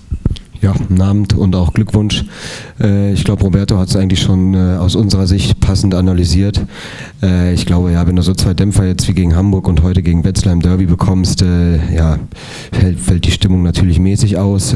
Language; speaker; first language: German; native; German